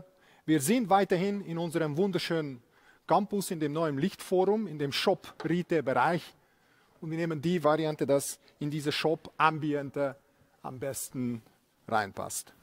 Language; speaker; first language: German; non-native, fluent; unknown